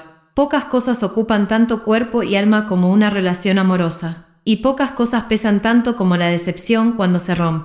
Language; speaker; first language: Spanish; native; Spanish